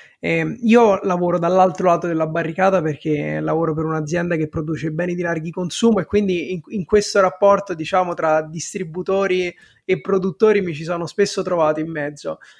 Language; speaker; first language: Italian; native; Italian